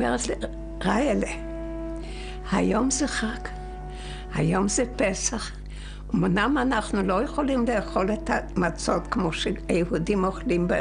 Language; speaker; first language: Hebrew; non-native, fluent; Yiddish